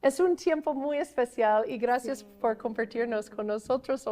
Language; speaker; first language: Spanish; non-native, fluent; English